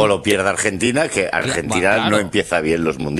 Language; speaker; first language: Spanish; native; Spanish